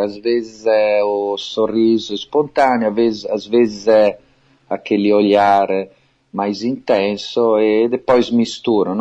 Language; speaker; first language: Portuguese; non-native, fluent; Italian